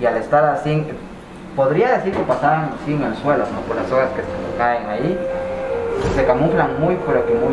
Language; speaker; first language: Spanish; native; Spanish